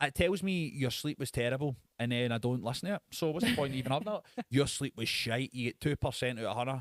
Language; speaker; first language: English; native; English